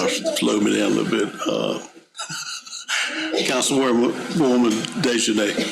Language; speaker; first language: English; native; English